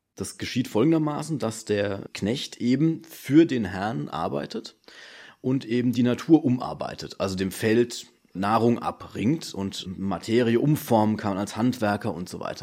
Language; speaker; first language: German; native; German